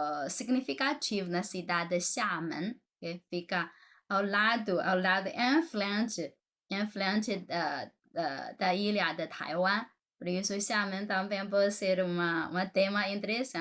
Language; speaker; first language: Portuguese; non-native, fluent; Chinese